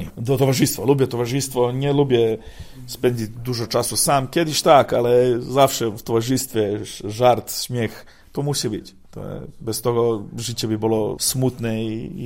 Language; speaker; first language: Polish; non-native, fluent; Serbian